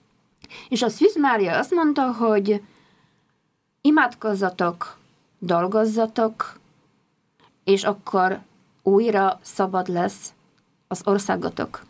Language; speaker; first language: Hungarian; non-native, fluent; Polish